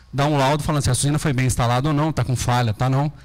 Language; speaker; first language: Portuguese; native; Portuguese